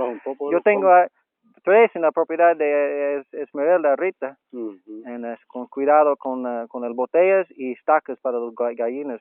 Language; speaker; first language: Spanish; non-native, learner; English